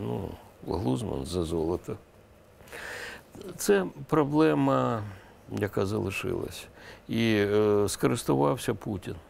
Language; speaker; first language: Ukrainian; non-native, local second language; Russian